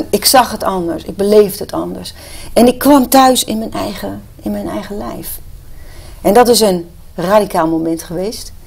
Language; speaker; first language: Dutch; native; Dutch